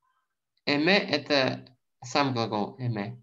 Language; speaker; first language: French; non-native, learner; Russian